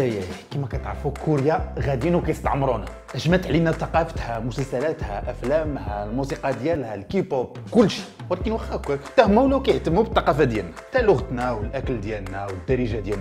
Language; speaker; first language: Arabic; native; Arabic